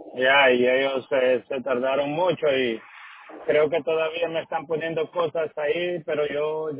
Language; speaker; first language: Spanish; native; Spanish